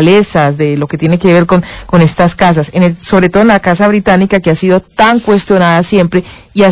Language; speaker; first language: Spanish; native; Spanish